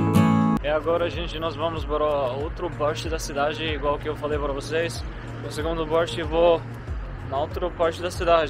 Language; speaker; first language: Portuguese; non-native, fluent; Arabic